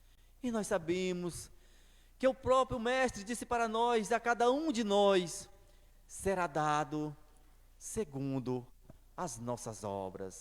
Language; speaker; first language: Portuguese; native; Portuguese